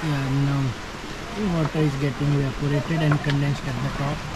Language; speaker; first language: English; non-native, local second language; Hindi